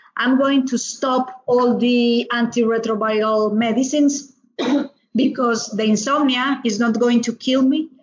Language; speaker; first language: English; non-native, learner; Spanish